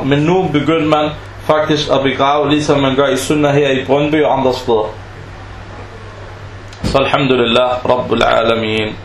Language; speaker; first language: Danish; non-native, fluent; Arabic